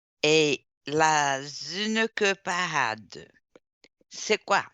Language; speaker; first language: French; non-native, fluent; Portuguese